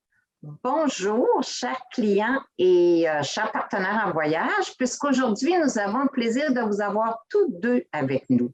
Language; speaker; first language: French; native; French